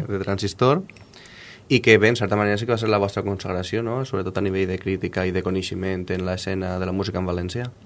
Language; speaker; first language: Catalan; native; Catalan